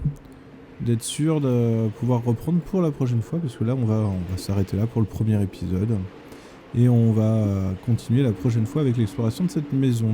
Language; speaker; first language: French; native; French